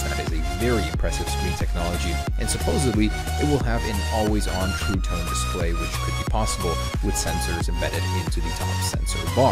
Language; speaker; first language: English; native; English